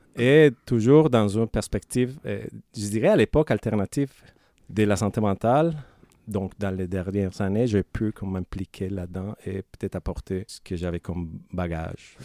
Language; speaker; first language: French; non-native, fluent; Spanish